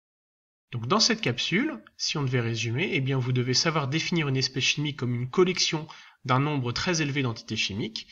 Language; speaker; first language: French; native; French